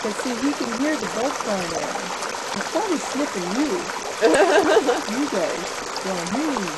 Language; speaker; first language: English; native; English